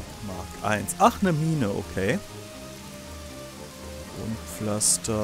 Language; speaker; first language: German; native; German